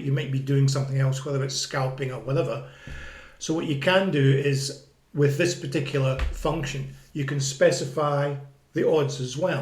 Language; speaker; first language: English; native; English